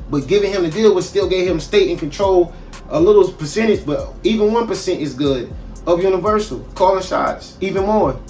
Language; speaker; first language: English; native; English